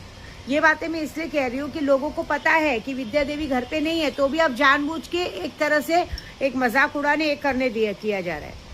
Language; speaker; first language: Hindi; native; Hindi